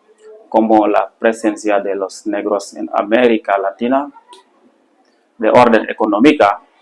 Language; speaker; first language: Spanish; non-native, fluent; Serer